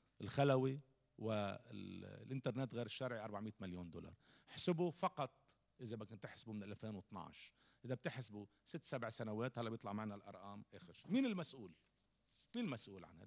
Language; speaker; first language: Arabic; native; Arabic